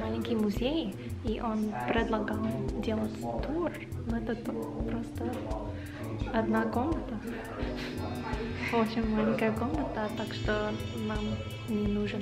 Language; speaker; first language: Russian; non-native, learner; English